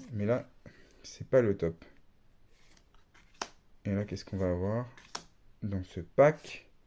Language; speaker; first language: French; native; French